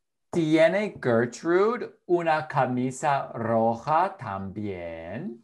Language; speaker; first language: Spanish; non-native, fluent; English